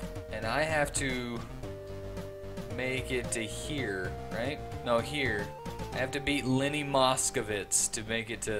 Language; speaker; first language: English; native; English